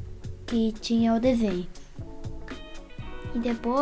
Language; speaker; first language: Portuguese; early bilingual, heritage; Portuguese